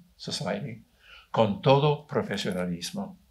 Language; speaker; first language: Spanish; non-native, fluent; English